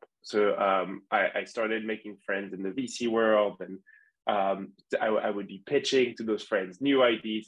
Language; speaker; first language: English; non-native, fluent; French